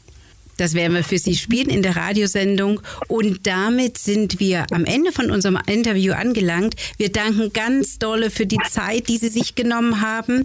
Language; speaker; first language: German; native; German